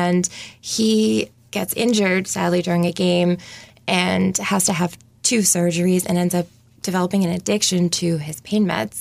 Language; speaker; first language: English; native; English